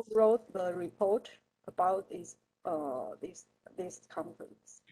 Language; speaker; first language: English; non-native, learner; Chinese